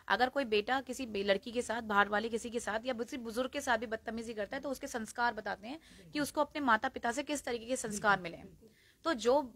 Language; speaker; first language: Hindi; native; Hindi